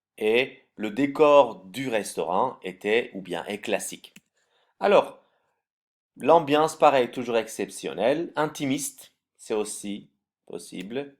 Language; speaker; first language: French; non-native, fluent; Turkish